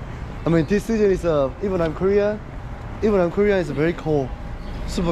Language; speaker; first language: English; non-native, learner; Korean